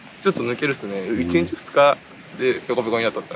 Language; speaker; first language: Japanese; native; Japanese